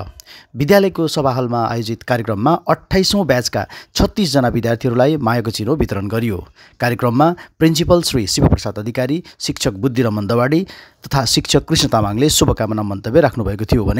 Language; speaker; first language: Nepali; native; Nepali